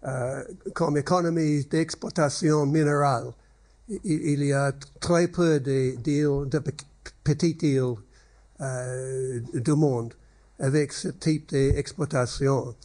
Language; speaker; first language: French; non-native, learner; English